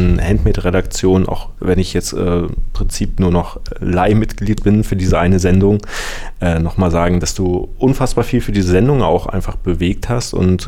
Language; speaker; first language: German; native; German